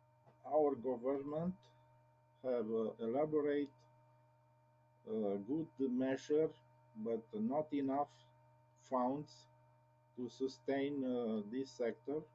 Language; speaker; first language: English; non-native, learner; Romanian